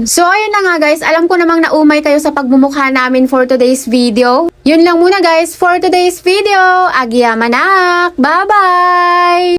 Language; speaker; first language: Filipino; non-native, local second language; Iloko